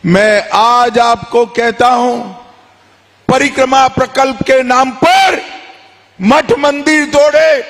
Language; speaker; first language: Hindi; non-native, local second language; Gujarati